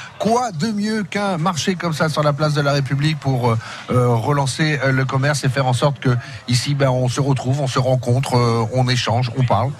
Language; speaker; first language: French; native; French